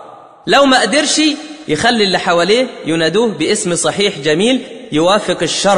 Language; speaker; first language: Arabic; native; Arabic